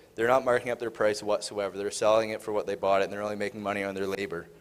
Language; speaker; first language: English; native; English